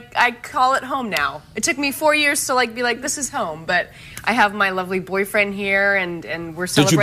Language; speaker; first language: English; native; English